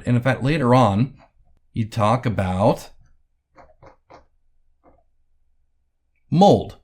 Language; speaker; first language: English; native; English